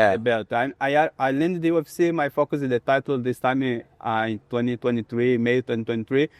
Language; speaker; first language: English; non-native, learner; Portuguese